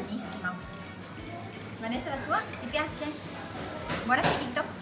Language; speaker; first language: Italian; native; Italian